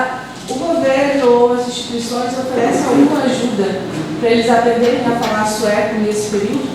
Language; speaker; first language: Portuguese; native; Portuguese